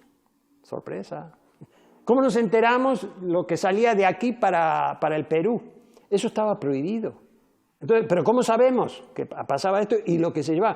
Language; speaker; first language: Spanish; native; Spanish